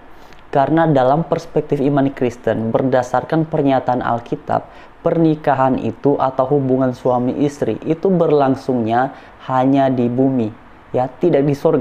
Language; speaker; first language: Indonesian; native; Indonesian